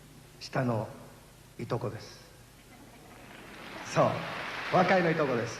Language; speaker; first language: Japanese; non-native, fluent; Spanish